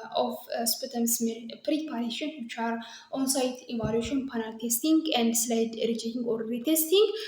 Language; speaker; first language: English; non-native, local second language; Amharic